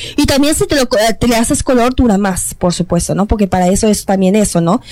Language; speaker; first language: Spanish; native; Spanish